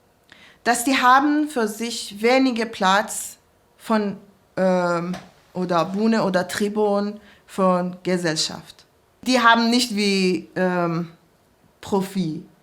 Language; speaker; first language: German; non-native, learner; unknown